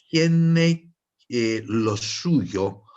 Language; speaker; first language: Spanish; non-native, fluent; Greek